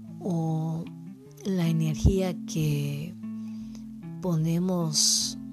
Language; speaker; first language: Spanish; non-native, fluent; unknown